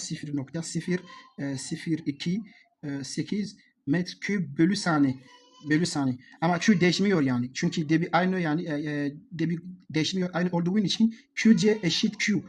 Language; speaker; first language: Turkish; non-native, learner; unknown